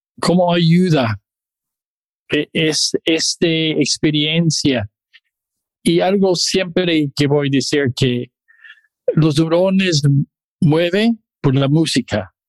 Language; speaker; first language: Spanish; non-native, fluent; English